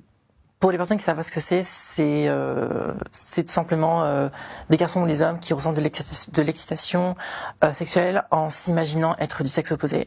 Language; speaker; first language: French; native; French